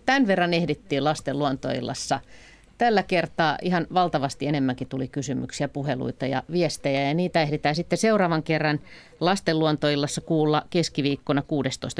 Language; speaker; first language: Finnish; native; Finnish